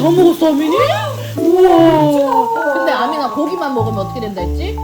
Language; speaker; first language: Korean; native; Korean